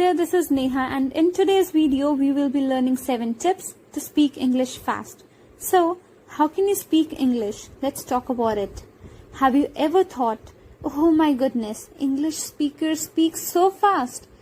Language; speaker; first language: English; non-native, local second language; Hindi